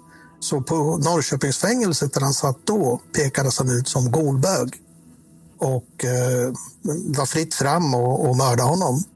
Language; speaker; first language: Swedish; native; Swedish